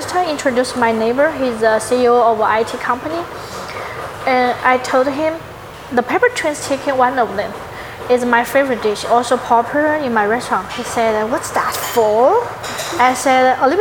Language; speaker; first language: English; non-native, learner; Chinese